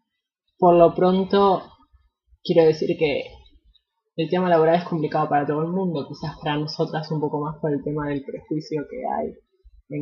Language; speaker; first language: Spanish; native; Spanish